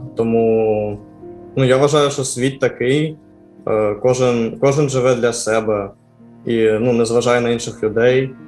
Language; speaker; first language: Ukrainian; non-native, local second language; Russian